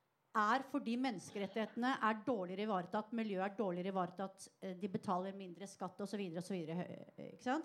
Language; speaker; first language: Norwegian; native; Norwegian